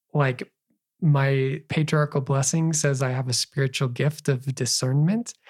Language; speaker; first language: English; native; English